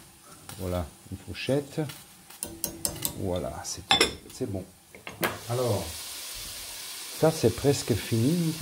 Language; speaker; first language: French; non-native, learner; German